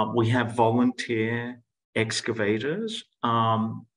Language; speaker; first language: English; non-native, local second language; Greek